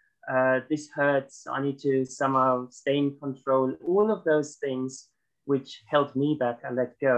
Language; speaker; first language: English; non-native, fluent; German